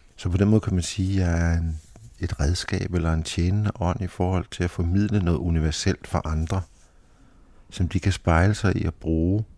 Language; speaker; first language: Danish; native; Danish